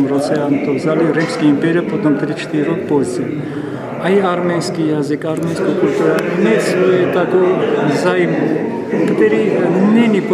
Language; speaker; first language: Czech; non-native, learner; Armenian